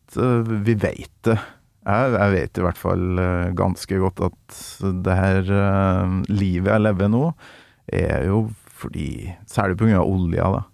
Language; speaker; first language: Norwegian; native; Norwegian